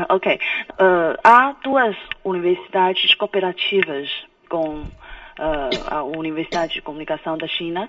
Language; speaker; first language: Portuguese; non-native, fluent; Chinese